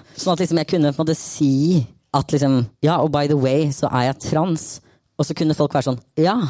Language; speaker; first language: Norwegian; native; Norwegian